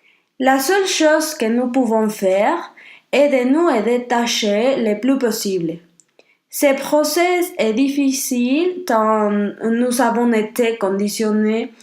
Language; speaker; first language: French; non-native, learner; Spanish